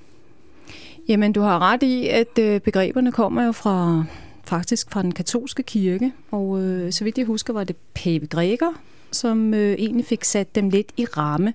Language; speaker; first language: Danish; native; Danish